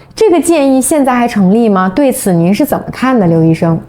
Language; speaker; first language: Chinese; native; Chinese